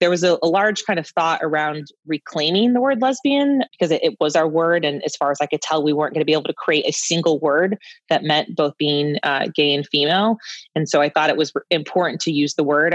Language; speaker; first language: English; native; English